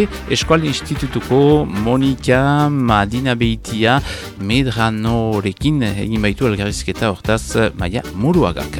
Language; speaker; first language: Basque; native; Basque